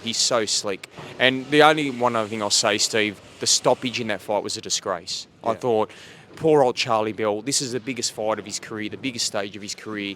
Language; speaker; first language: English; native; English